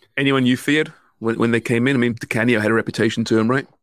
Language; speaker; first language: English; native; English